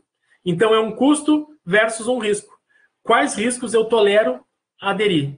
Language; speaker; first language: Portuguese; native; Portuguese